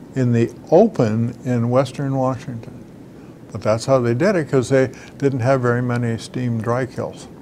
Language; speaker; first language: English; native; English